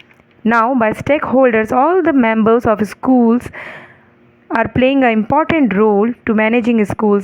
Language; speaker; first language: English; non-native, local second language; Hindi